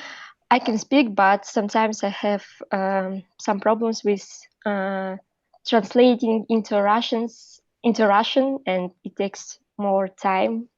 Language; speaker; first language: English; non-native, learner; Russian